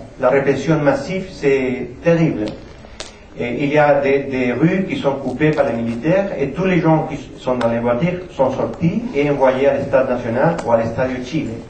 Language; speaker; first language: French; non-native, fluent; Spanish